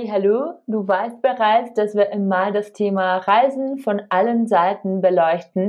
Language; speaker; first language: German; non-native, fluent; Czech